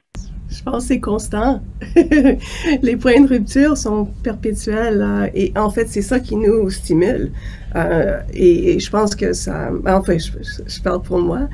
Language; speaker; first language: French; native; French